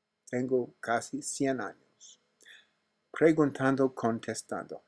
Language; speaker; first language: Spanish; non-native, fluent; English